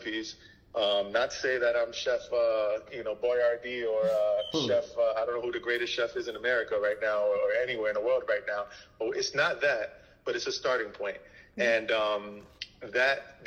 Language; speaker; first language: English; early bilingual, other home language; Haitian Creole